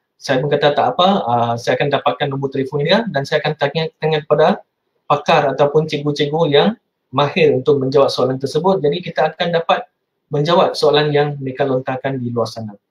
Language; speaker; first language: Malay; non-native, local second language; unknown